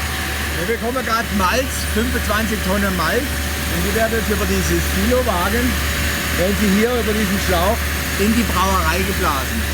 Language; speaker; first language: German; native; German